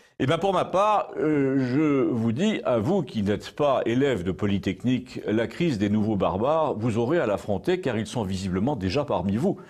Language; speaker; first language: French; native; French